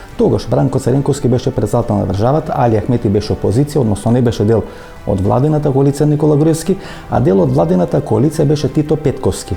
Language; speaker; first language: Macedonian; native; Macedonian